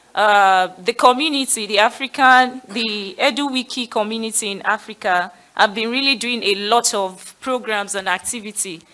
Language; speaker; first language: English; non-native, local second language; Yoruba